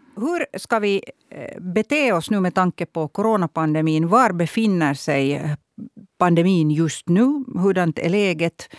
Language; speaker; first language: Swedish; native; Swedish